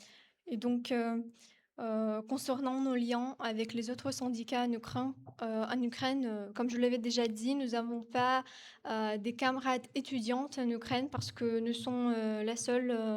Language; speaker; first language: French; non-native, fluent; Ukrainian